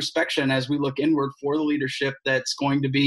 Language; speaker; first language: English; native; English